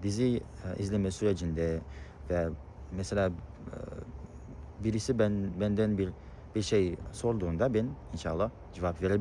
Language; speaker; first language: Turkish; non-native, learner; Kazakh